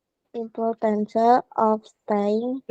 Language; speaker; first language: English; non-native, learner; Indonesian